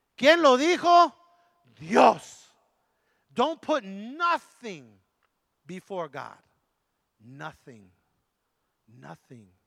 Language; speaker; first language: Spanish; early bilingual, heritage; Spanish